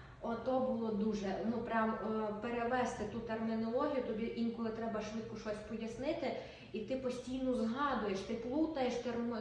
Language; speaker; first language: Ukrainian; non-native, local second language; Russian